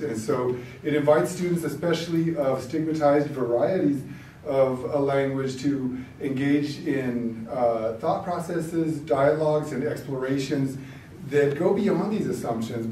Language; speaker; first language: English; early bilingual, other home language; Spanish